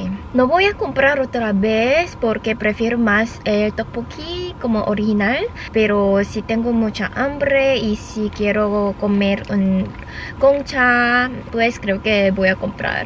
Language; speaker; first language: Spanish; non-native, learner; Korean